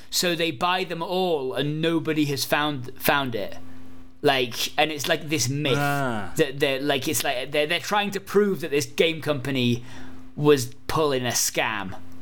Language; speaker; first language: English; native; English